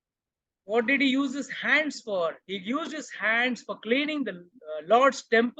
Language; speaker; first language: English; non-native, local second language; Hindi